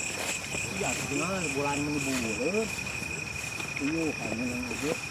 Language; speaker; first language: Indonesian; non-native, local second language; Sundanese